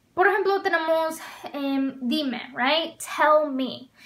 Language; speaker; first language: Spanish; non-native, fluent; English